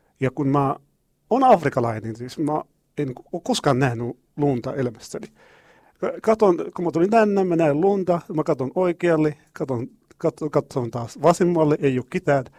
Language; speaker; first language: Finnish; non-native, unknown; Arabic